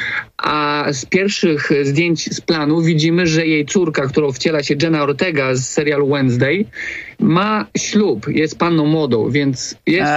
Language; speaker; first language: Polish; native; Polish